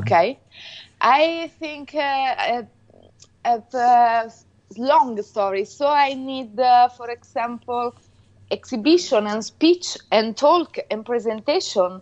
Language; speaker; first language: English; non-native, fluent; Italian